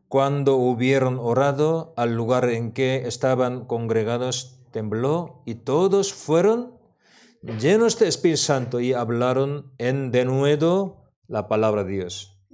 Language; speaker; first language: Spanish; non-native, learner; Korean